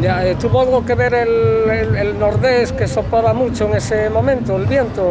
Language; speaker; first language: Spanish; native; Spanish